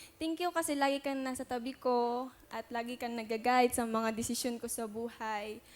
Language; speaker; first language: Filipino; native; Filipino